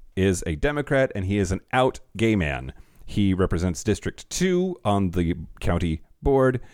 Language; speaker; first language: English; native; English